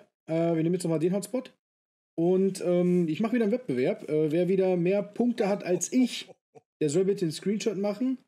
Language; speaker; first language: German; native; German